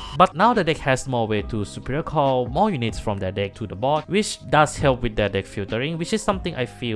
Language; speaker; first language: English; non-native, fluent; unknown